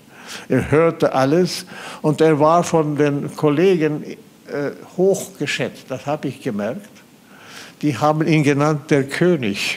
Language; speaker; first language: German; non-native, fluent; Swedish